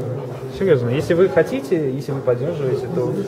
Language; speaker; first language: Russian; native; Russian